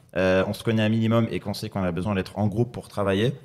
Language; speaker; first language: French; native; French